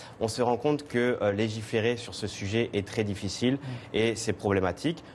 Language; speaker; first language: French; native; French